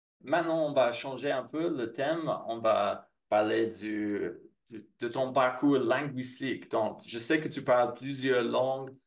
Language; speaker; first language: French; non-native, fluent; English